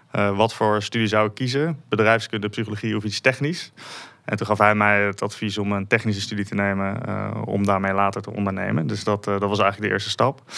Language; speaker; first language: Dutch; native; Dutch